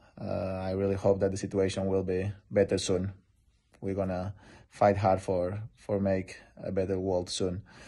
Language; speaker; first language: English; non-native, fluent; Spanish